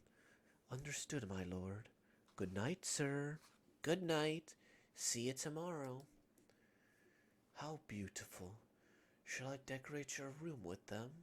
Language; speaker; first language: English; native; English